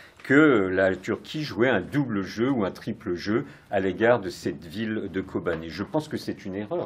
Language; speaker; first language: French; native; French